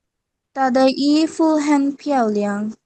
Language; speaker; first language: Chinese; non-native, learner; Bangla